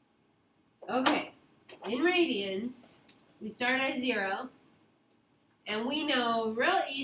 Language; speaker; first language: English; native; English